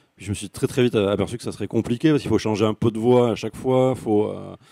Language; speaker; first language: French; native; French